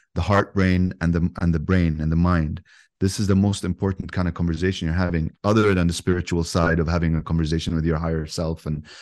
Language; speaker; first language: English; non-native, fluent; Arabic